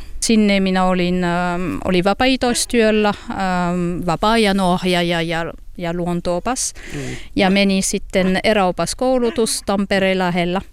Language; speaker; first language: Finnish; non-native, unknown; French